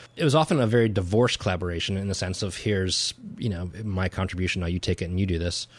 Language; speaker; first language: English; native; English